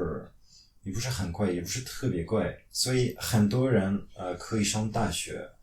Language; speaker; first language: Chinese; non-native, fluent; French